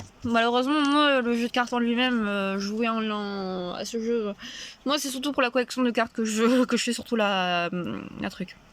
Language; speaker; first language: French; native; French